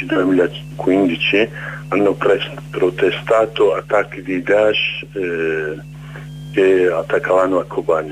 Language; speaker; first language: Italian; non-native, learner; Kurdish